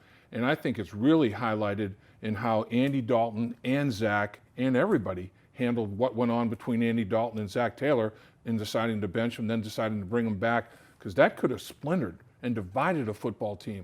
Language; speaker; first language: English; native; English